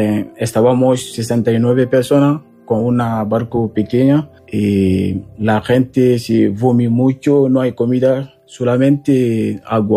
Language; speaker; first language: Spanish; non-native, learner; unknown